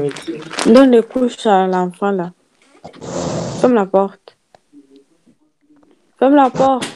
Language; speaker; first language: French; native; French